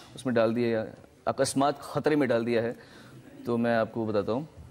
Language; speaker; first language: Hindi; native; Hindi